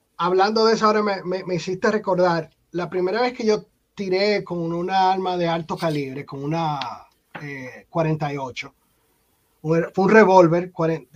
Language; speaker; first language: Spanish; native; Spanish